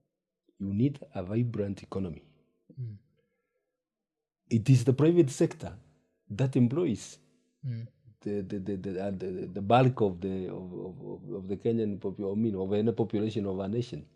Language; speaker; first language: English; non-native, local second language; Gusii